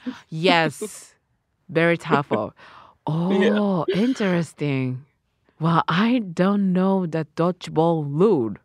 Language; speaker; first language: English; non-native, learner; Japanese